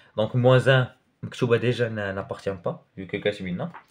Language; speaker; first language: French; non-native, local second language; Arabic